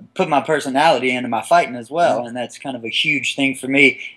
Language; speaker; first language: English; native; English